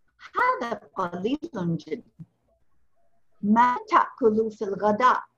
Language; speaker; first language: Arabic; non-native, fluent; English